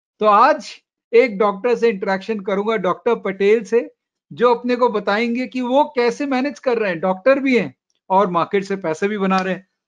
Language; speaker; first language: Hindi; native; Hindi